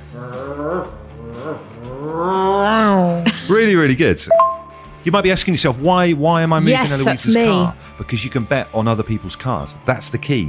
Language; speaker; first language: English; native; English